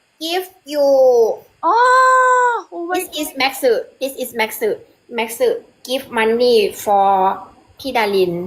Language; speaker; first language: English; non-native, learner; Thai